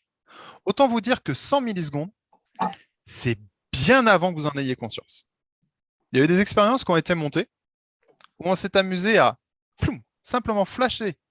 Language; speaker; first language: French; native; French